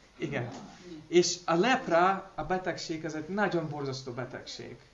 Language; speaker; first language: Hungarian; non-native, learner; Russian